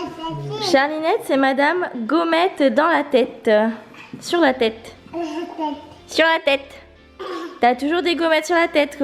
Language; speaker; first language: French; native; French